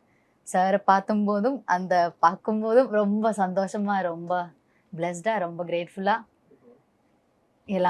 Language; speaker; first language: Tamil; non-native, learner; Malayalam